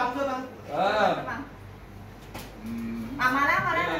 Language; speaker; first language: Thai; native; Thai